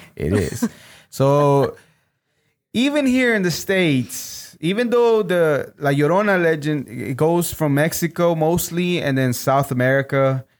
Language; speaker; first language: English; early bilingual, other home language; Spanish